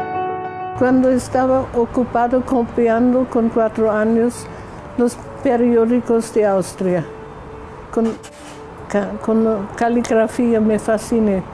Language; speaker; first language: Spanish; non-native, learner; German